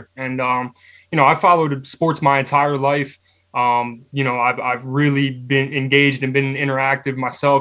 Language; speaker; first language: English; native; English